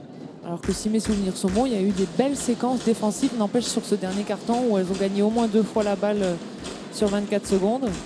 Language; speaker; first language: French; native; French